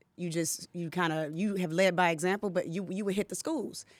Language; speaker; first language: English; native; English